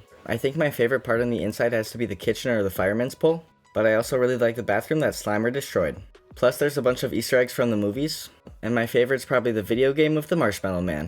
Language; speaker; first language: English; native; English